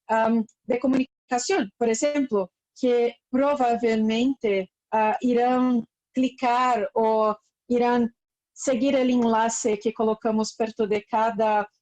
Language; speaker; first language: Spanish; non-native, learner; Portuguese